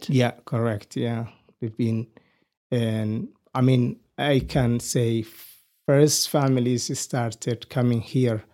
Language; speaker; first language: English; non-native, fluent; Somali